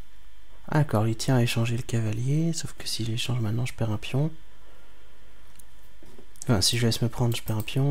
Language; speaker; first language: French; native; French